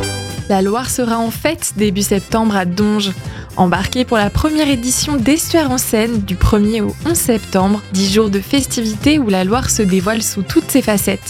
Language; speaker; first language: French; native; French